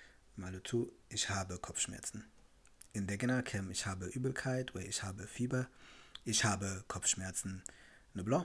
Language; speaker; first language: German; non-native, fluent; Tigrinya